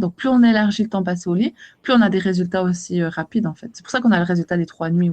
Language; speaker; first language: French; native; French